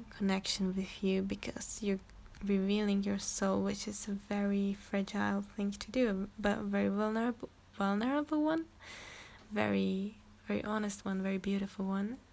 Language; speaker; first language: English; non-native, fluent; Czech